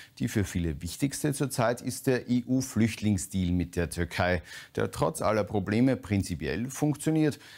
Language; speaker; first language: German; native; German